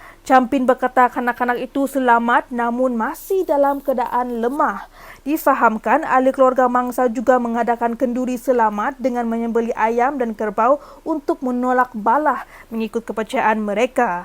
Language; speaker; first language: Malay; native; Malay